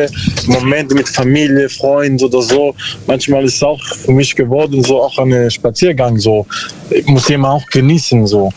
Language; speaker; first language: German; non-native, learner; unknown